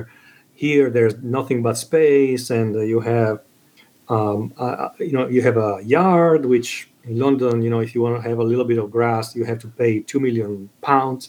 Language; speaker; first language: English; non-native, fluent; Italian